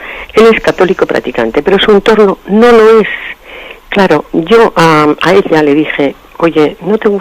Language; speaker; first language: Spanish; native; Spanish